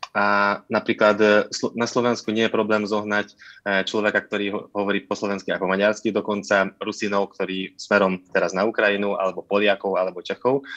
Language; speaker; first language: Slovak; non-native, local second language; Hungarian